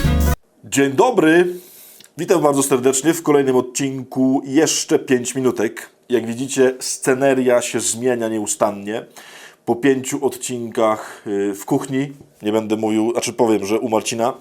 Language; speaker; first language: Polish; native; Polish